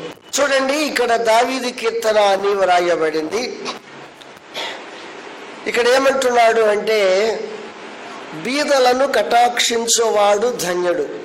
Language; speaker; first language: Telugu; native; Telugu